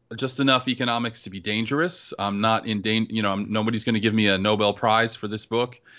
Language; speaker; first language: English; native; English